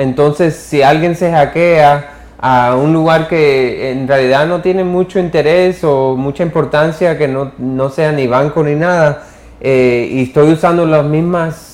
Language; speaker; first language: Spanish; early bilingual, heritage; English